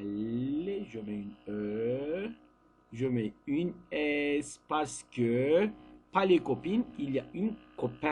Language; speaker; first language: French; non-native, learner; Turkish